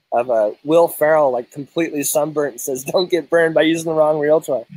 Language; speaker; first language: English; native; English